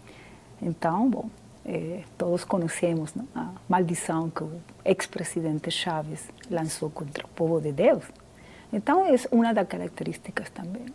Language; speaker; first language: Portuguese; non-native, fluent; Spanish